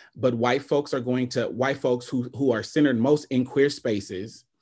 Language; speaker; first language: English; native; English